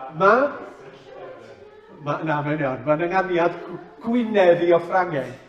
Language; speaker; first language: Welsh; native; Welsh